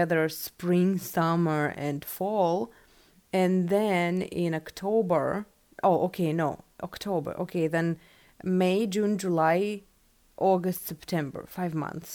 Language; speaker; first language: English; non-native, fluent; Russian